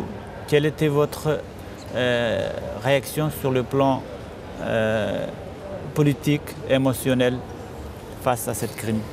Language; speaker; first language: French; non-native, fluent; Kurdish